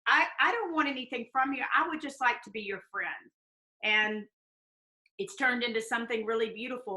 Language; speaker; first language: English; native; English